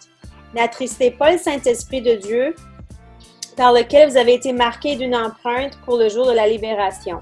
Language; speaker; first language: French; native; French